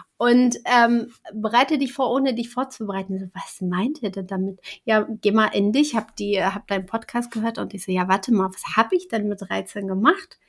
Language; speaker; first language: German; early bilingual, other home language; Kurdish